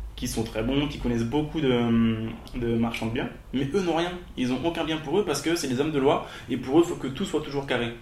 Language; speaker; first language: French; native; French